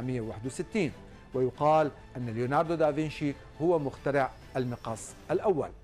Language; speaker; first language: Arabic; native; Arabic